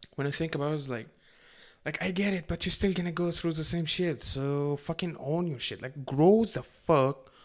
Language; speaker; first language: English; non-native, fluent; Arabic